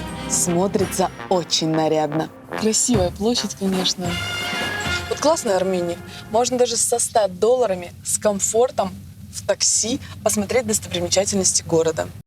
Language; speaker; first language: Russian; native; Russian